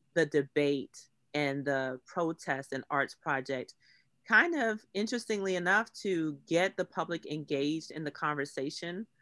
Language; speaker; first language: English; native; English